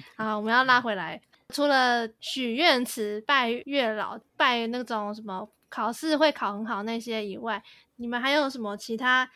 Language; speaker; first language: Chinese; native; Chinese